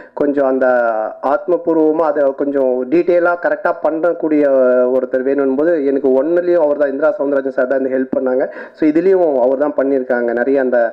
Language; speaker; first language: Tamil; native; Tamil